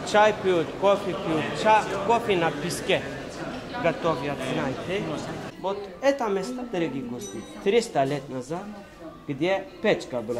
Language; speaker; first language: Russian; non-native, learner; Turkish